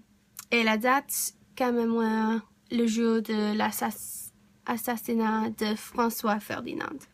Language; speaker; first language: French; non-native, learner; English